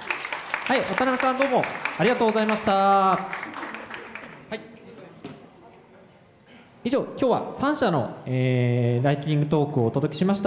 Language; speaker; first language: Japanese; native; Japanese